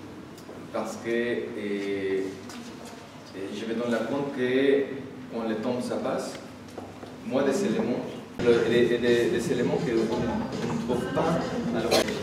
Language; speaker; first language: French; non-native, fluent; Spanish